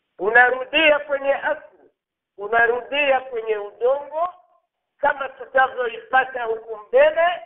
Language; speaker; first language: Swahili; non-native, local second language; Rundi